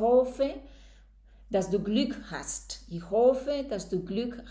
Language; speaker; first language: German; non-native, fluent; Spanish